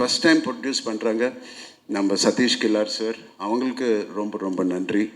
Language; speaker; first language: Tamil; non-native, local second language; Telugu